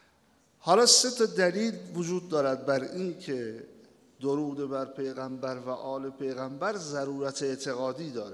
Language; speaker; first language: Persian; native; Persian